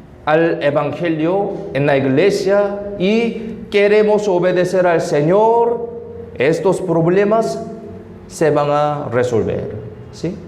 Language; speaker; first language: Spanish; non-native, fluent; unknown